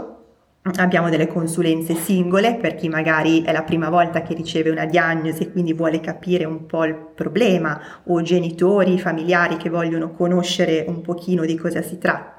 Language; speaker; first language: Italian; native; Italian